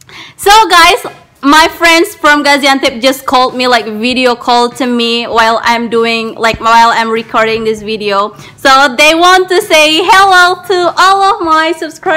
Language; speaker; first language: English; non-native, learner; Indonesian